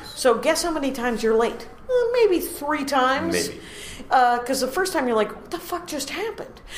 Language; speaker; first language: English; native; English